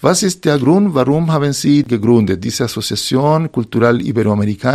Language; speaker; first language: German; non-native, fluent; Spanish